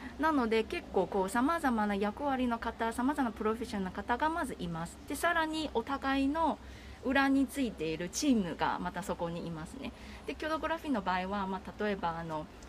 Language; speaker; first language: Japanese; non-native, fluent; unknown